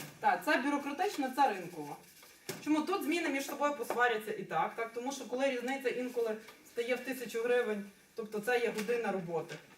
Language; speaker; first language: Ukrainian; native; Ukrainian